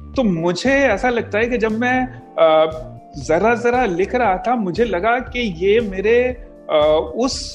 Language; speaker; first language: Hindi; native; Hindi